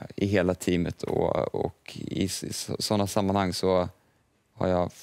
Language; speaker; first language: Swedish; native; Swedish